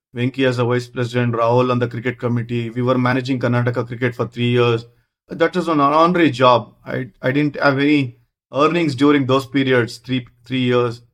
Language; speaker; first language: English; non-native, local second language; Kannada